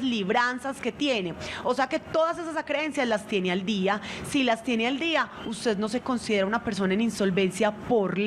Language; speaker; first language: Spanish; native; Spanish